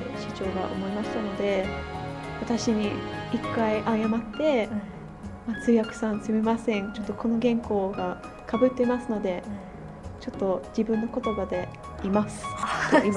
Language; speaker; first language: Japanese; non-native, fluent; English